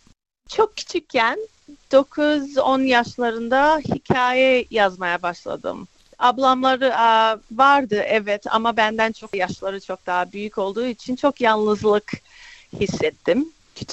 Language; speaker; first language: Turkish; early bilingual, other home language; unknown